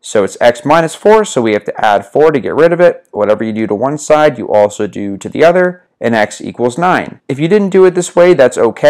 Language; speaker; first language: English; native; English